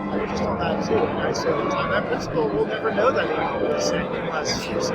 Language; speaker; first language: English; native; English